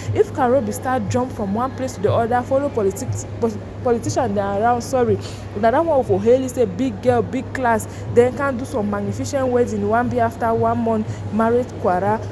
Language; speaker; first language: Nigerian Pidgin; native; Nigerian Pidgin